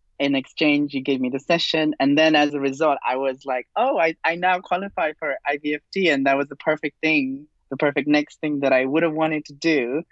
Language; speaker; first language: English; non-native, fluent; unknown